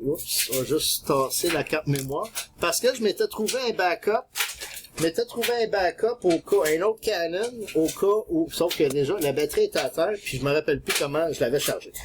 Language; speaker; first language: French; native; French